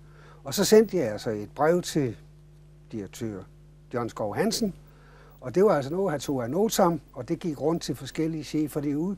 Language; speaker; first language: Danish; native; Danish